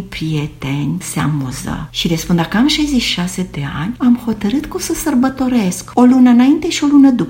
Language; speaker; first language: Romanian; native; Romanian